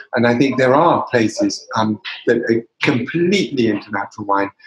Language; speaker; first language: English; native; English